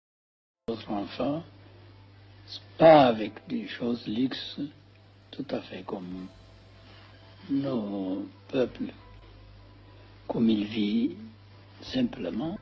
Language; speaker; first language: French; non-native, fluent; Amharic